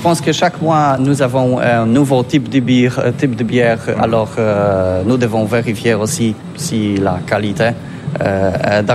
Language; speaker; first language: French; non-native, learner; Polish